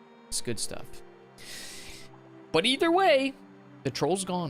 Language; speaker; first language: English; native; English